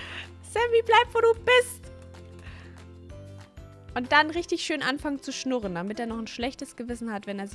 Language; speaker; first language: German; native; German